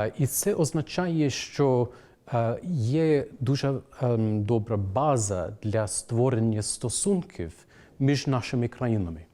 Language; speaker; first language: Ukrainian; non-native, fluent; English